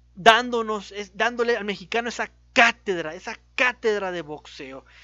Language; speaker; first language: Spanish; native; Spanish